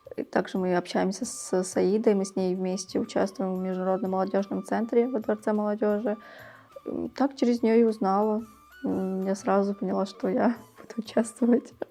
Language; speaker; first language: Russian; early bilingual, other home language; Tajik